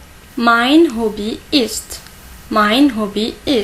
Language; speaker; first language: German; non-native, learner; Arabic